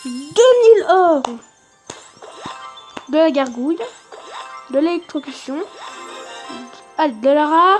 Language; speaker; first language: French; native; French